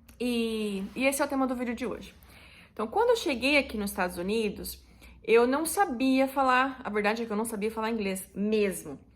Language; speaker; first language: Portuguese; native; Portuguese